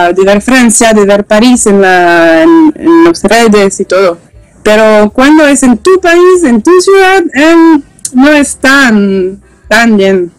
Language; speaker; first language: Spanish; non-native, learner; French